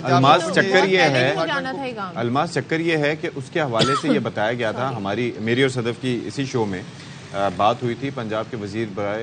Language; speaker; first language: Urdu; native; Urdu